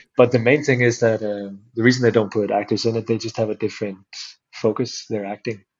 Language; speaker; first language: English; non-native, fluent; Icelandic